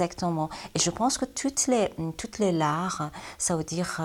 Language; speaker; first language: French; non-native, learner; Persian